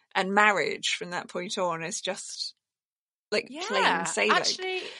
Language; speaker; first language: English; native; English